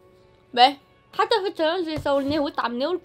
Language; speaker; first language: Arabic; native; Arabic